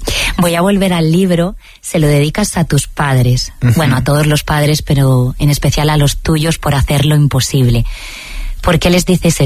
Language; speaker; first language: Spanish; native; Spanish